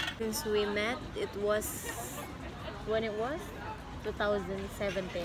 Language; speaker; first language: English; non-native, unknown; Indonesian